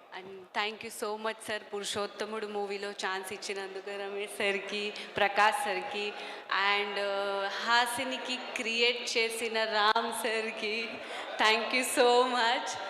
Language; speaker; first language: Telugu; non-native, fluent; Marathi